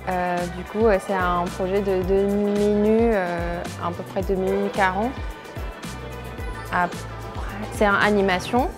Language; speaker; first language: French; non-native, fluent; Chinese